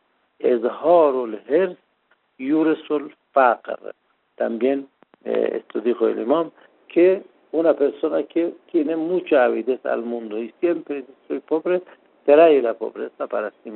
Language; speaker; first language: Spanish; non-native, fluent; Persian